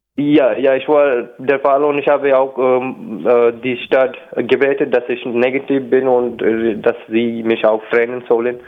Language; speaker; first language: German; non-native, learner; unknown